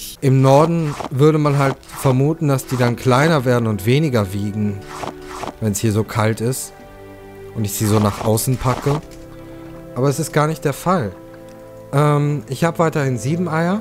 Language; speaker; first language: German; native; German